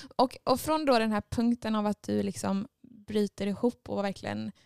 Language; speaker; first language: Swedish; native; Swedish